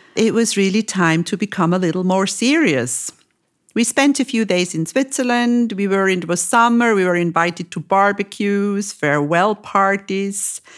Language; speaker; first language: English; non-native, fluent; German